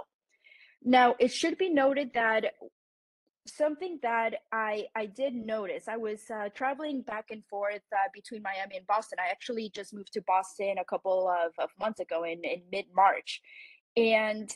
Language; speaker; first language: English; non-native, fluent; Spanish